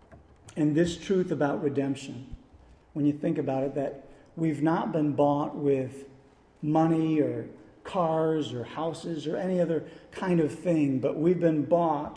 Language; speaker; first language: English; native; English